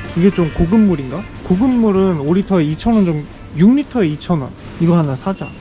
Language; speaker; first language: Korean; native; Korean